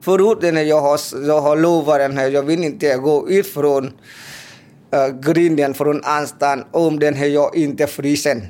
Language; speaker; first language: Swedish; non-native, learner; Vietnamese